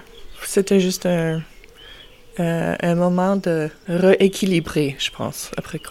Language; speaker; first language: French; non-native, fluent; English